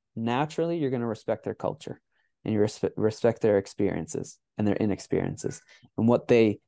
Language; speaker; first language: English; native; English